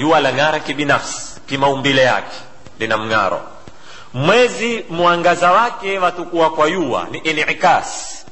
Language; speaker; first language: Swahili; native; Swahili